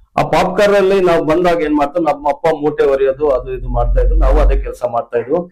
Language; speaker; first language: Kannada; native; Kannada